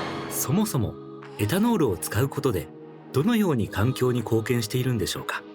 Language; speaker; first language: Japanese; native; Japanese